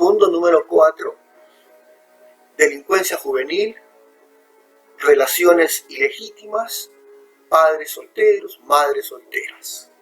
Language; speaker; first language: Spanish; native; Spanish